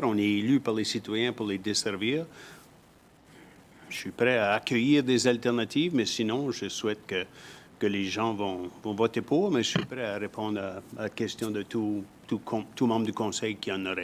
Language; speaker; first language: French; native; French